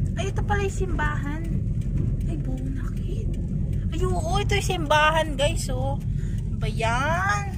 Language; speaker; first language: Filipino; native; Filipino